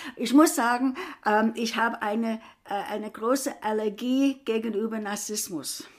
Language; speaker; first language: German; non-native, fluent; English